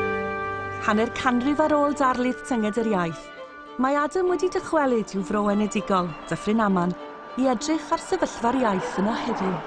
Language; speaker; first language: Welsh; native; Welsh